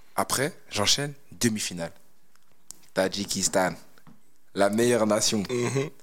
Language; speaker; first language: French; native; French